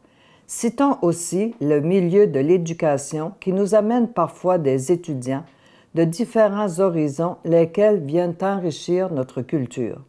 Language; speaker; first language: French; native; French